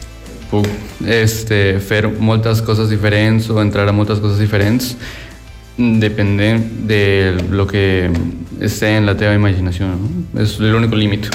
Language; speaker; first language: Catalan; non-native, learner; Spanish